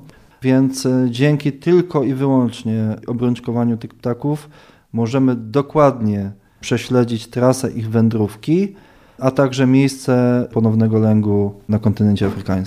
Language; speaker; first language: Polish; native; Polish